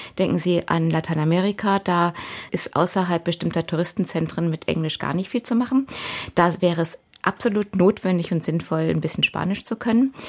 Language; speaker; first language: German; native; German